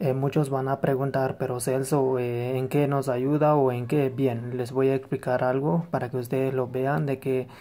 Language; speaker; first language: Spanish; native; Spanish